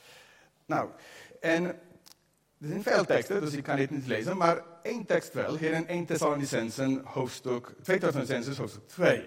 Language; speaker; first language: Dutch; non-native, fluent; English